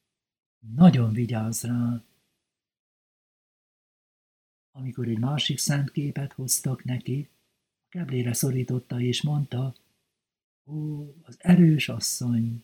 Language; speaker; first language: Hungarian; native; Hungarian